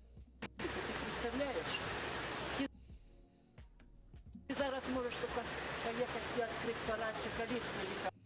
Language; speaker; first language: Russian; native; Russian